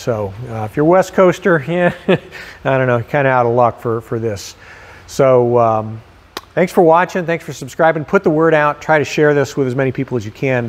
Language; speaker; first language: English; native; English